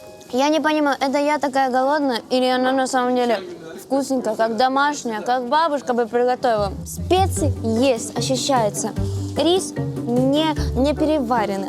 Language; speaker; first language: Russian; native; Russian